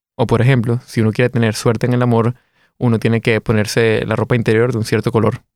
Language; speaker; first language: Spanish; native; Spanish